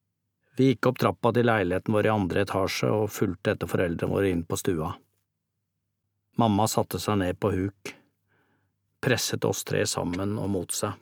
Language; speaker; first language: Norwegian; native; Norwegian